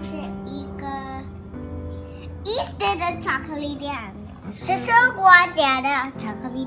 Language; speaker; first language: Chinese; early bilingual, heritage; Chinese